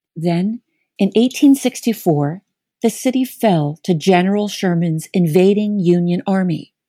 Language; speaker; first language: English; native; English